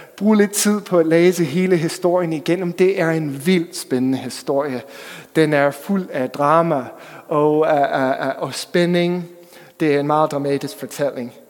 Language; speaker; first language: Danish; non-native, fluent; English